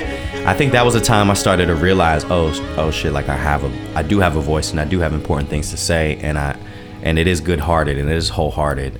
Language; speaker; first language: English; early bilingual, other home language; Japanese